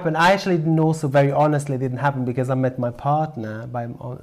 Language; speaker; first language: English; non-native, fluent; Portuguese